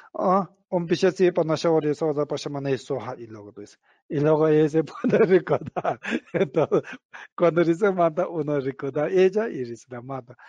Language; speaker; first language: Spanish; non-native, learner; Tibetan